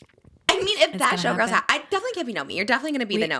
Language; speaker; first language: English; native; English